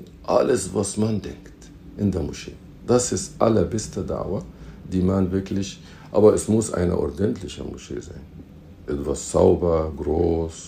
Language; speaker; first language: German; non-native, fluent; Arabic